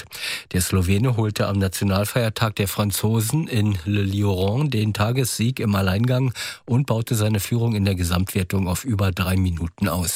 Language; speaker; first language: German; native; German